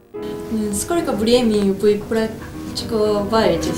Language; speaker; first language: Russian; non-native, learner; Japanese